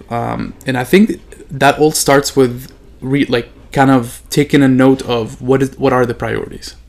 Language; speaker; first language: English; non-native, fluent; Arabic